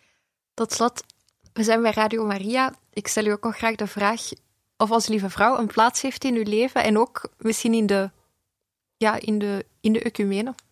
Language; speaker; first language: Dutch; native; Dutch